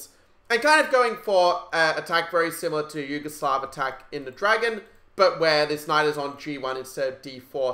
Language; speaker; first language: English; native; English